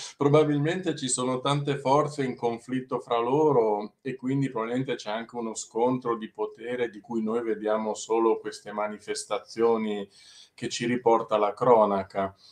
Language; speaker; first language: Italian; native; Italian